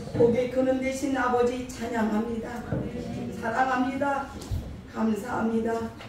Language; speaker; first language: Korean; native; Korean